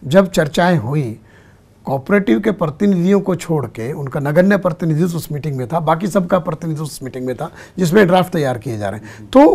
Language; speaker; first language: Hindi; native; Hindi